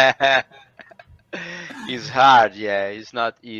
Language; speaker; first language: English; non-native, learner; Portuguese